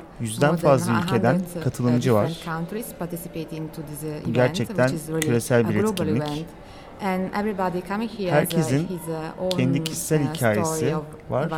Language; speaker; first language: Turkish; non-native, learner; Italian